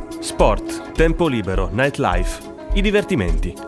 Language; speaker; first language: Italian; native; Italian